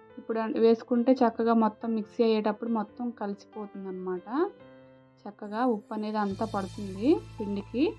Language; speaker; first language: Telugu; native; Telugu